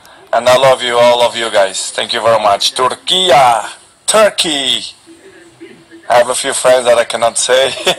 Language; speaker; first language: English; non-native, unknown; Portuguese